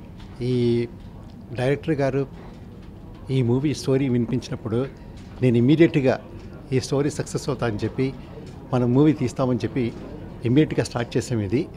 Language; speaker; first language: Telugu; native; Telugu